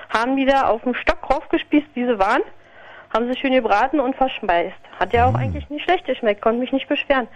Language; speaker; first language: German; non-native, fluent; Polish